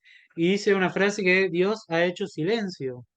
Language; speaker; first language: Spanish; native; Spanish